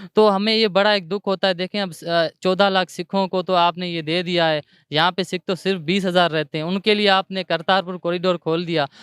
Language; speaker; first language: Urdu; non-native, local second language; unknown